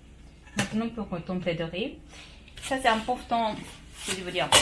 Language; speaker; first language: French; non-native, learner; Japanese